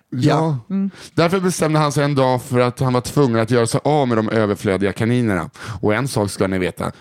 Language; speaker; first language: Swedish; native; Swedish